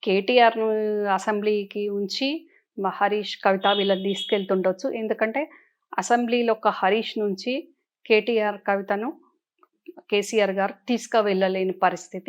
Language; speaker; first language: Telugu; native; Telugu